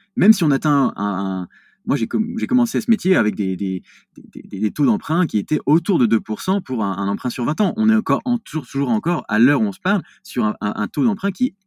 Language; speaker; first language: French; native; French